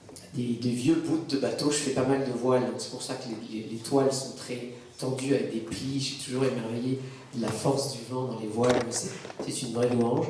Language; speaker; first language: French; native; French